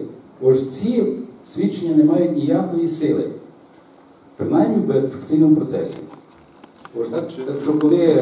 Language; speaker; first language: Ukrainian; native; Ukrainian